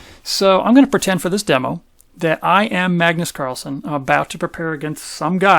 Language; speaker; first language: English; native; English